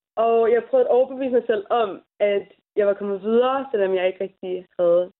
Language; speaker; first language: Danish; early bilingual, heritage; English